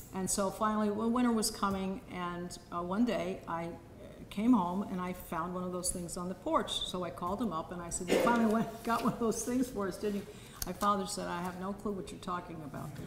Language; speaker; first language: English; native; English